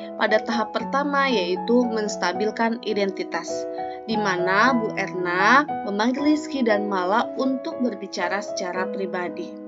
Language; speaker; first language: Indonesian; native; Indonesian